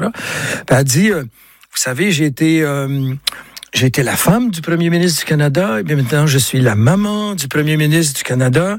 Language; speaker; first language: French; native; French